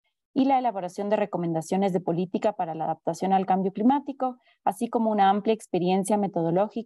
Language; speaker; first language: Spanish; native; Spanish